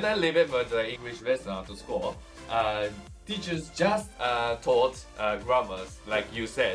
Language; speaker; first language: English; non-native, learner; Japanese